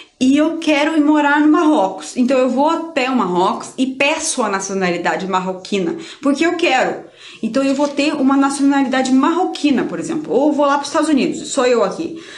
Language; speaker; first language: Portuguese; native; Portuguese